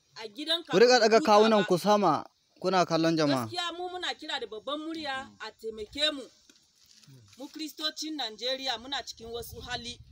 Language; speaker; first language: Hausa; non-native, local second language; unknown